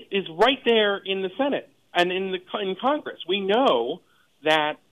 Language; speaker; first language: English; native; English